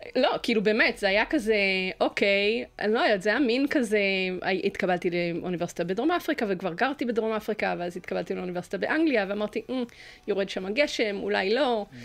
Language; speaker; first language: Hebrew; early bilingual, other home language; English